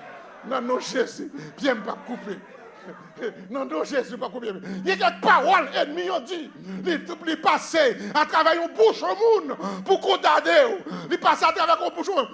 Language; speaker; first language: French; non-native, local second language; Haitian Creole